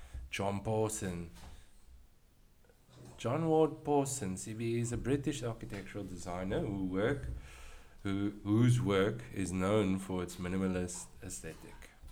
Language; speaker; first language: English; non-native, local second language; Afrikaans